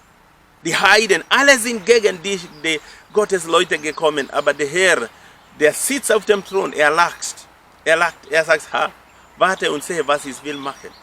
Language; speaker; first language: German; non-native, fluent; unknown